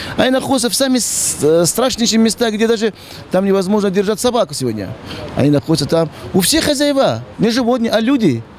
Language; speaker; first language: Russian; non-native, local second language; Tajik